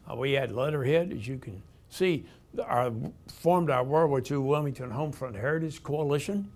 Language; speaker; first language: English; native; English